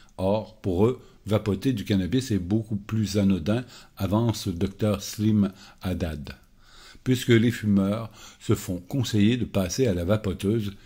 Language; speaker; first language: French; native; French